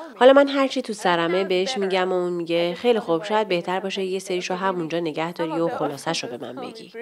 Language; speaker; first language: Persian; native; Persian